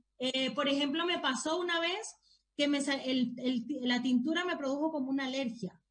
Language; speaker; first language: Spanish; native; Spanish